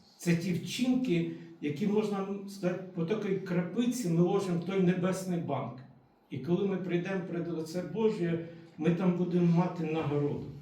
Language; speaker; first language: Ukrainian; non-native, local second language; Russian